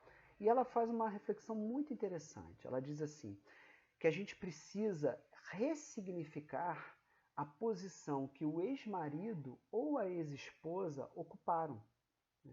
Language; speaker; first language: Portuguese; native; Portuguese